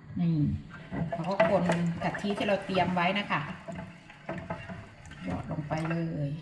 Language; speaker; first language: Thai; native; Thai